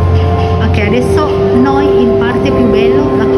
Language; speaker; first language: Italian; non-native, learner; Indonesian